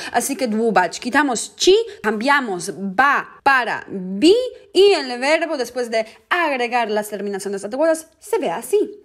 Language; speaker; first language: Spanish; non-native, fluent; Polish